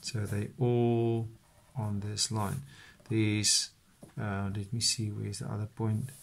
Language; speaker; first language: English; non-native, local second language; Afrikaans